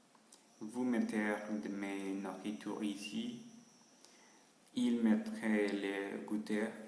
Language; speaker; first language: French; non-native, learner; Spanish